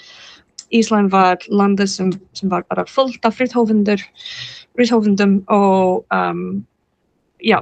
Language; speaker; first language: Icelandic; non-native, fluent; English